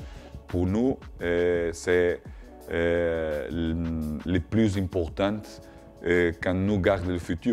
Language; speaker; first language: French; non-native, learner; Portuguese